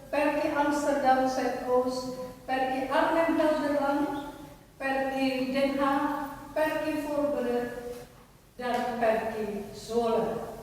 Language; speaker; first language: Dutch; non-native, fluent; Indonesian